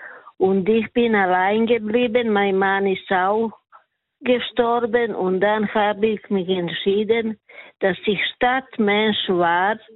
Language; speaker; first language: German; non-native, learner; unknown